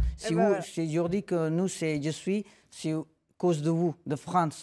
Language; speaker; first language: French; non-native, learner; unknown